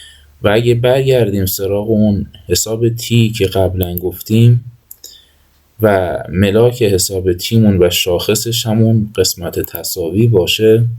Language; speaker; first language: Persian; native; Persian